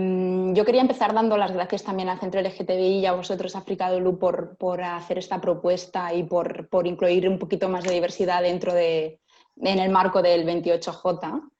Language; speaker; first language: Spanish; early bilingual, other home language; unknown